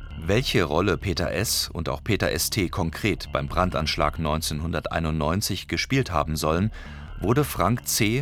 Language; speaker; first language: German; native; German